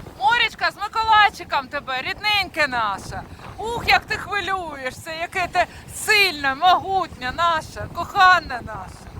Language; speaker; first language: Ukrainian; non-native, local second language; Russian